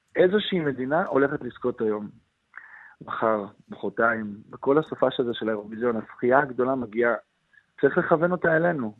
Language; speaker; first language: Hebrew; native; Hebrew